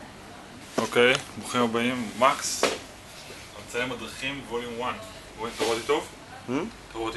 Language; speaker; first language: Hebrew; native; Hebrew